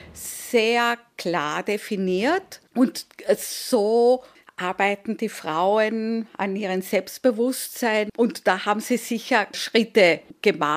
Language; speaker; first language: German; early bilingual, other home language; Spanish